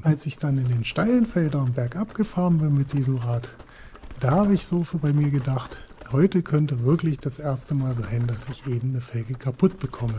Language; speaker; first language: German; native; German